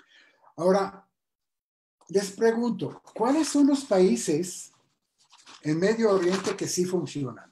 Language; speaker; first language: Spanish; non-native, fluent; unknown